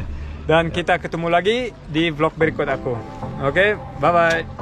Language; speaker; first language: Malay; early bilingual, heritage; Indonesian